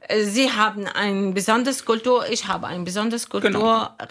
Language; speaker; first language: German; non-native, learner; Arabic